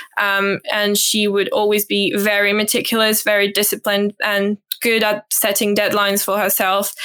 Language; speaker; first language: English; non-native, fluent; French